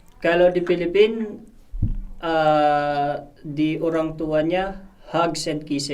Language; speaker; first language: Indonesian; non-native, fluent; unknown